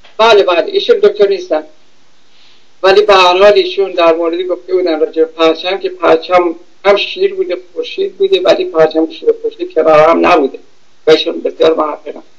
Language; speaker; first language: Persian; native; Persian